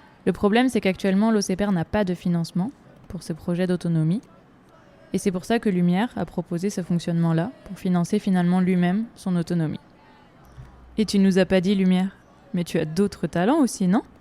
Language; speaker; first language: French; native; French